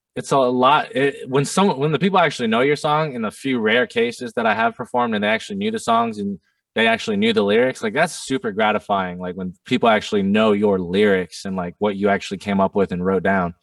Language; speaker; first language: English; non-native, fluent; German